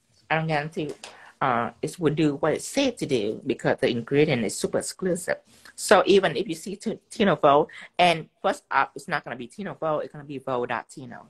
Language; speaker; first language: English; non-native, fluent; Vietnamese